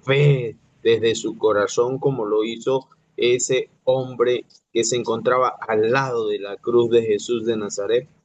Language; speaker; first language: Spanish; native; Spanish